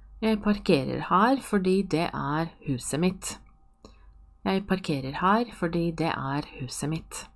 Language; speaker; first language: Norwegian; non-native, fluent; Polish